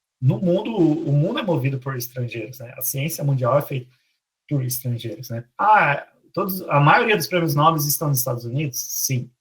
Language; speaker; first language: Portuguese; native; Portuguese